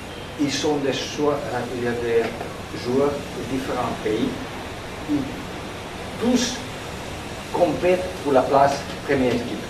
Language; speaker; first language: French; non-native, learner; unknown